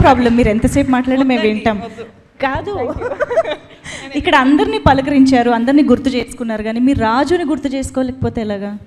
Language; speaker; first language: Telugu; native; Telugu